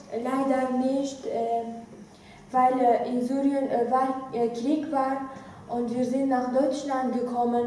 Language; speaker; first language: German; non-native, learner; Arabic